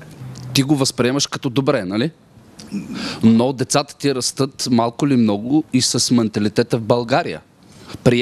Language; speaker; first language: Bulgarian; native; Bulgarian